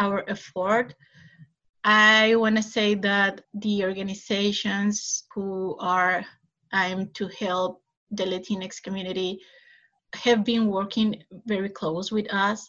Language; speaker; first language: English; non-native, fluent; Spanish